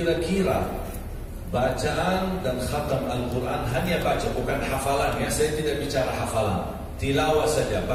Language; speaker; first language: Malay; non-native, fluent; Arabic